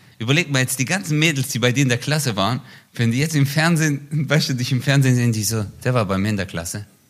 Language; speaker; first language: German; early bilingual, other home language; Turkish